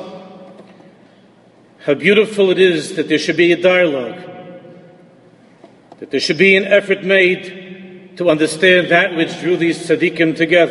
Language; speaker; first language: English; native; English